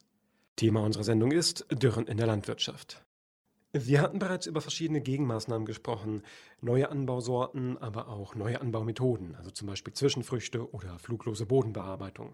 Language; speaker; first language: German; native; German